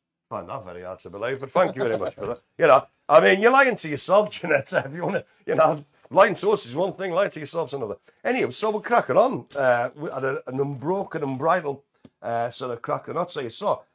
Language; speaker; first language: English; native; English